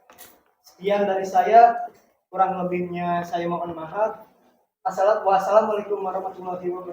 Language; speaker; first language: Indonesian; native; Indonesian